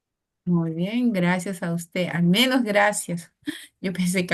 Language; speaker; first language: Spanish; native; Spanish